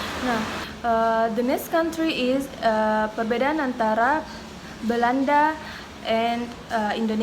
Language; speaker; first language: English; non-native, learner; Indonesian